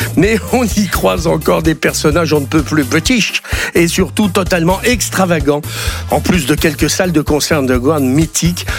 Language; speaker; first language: French; native; French